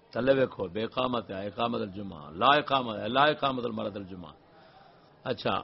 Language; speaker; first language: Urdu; non-native, local second language; Punjabi